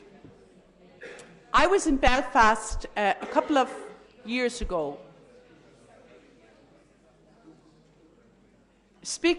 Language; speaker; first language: English; native; English